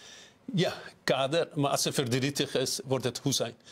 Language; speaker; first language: Dutch; non-native, fluent; Persian